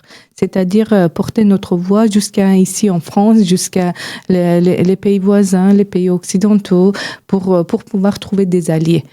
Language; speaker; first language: French; non-native, fluent; Persian